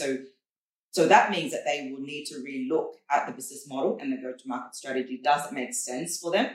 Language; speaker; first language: English; native; English